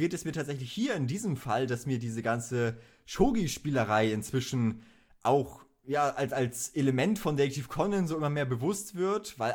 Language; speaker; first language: German; native; German